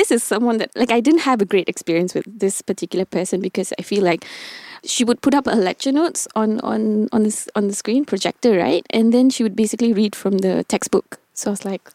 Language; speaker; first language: English; non-native, local second language; Tamil